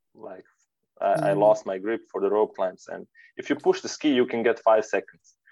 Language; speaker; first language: English; non-native, fluent; Serbian